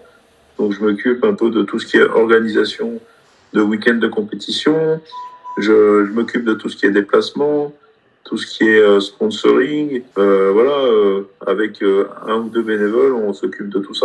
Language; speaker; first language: French; native; French